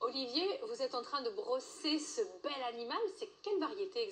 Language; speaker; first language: French; native; French